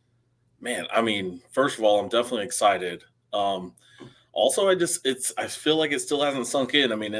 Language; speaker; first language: English; native; English